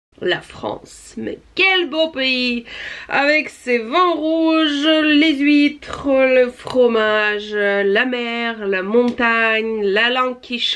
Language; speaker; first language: French; non-native, fluent; Russian